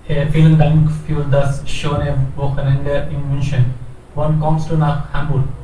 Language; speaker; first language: German; non-native, learner; Hindi